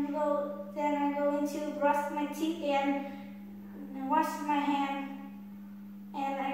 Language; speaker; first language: English; non-native, learner; Vietnamese